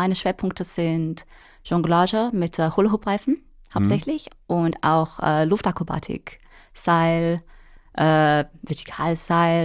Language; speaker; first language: German; non-native, fluent; English